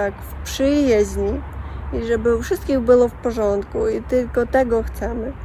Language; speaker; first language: Polish; non-native, learner; Russian